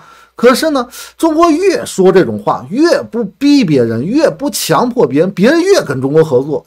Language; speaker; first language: Chinese; native; Chinese